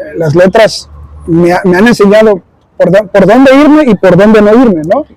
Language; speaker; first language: Spanish; early bilingual, heritage; Spanish